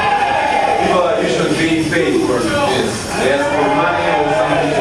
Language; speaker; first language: English; non-native, learner; Italian